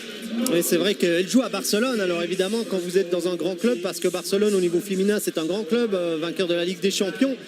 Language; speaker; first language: French; native; French